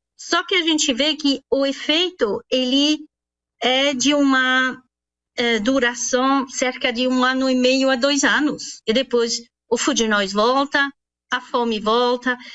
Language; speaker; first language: Portuguese; non-native, fluent; French